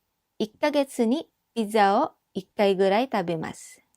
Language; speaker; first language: Japanese; non-native, fluent; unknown